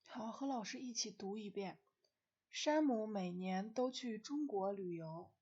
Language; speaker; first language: Chinese; non-native, fluent; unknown